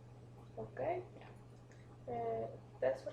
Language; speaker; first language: English; non-native, learner; Spanish